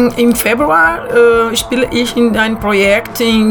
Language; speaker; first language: German; non-native, learner; Portuguese